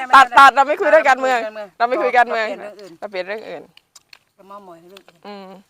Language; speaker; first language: Thai; native; Thai